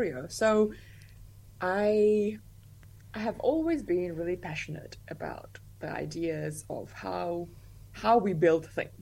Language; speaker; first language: English; non-native, fluent; Russian